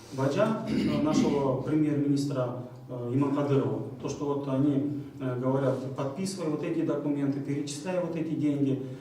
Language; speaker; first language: Russian; non-native, local second language; Kyrgyz